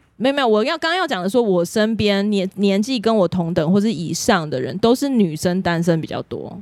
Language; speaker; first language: Chinese; native; Chinese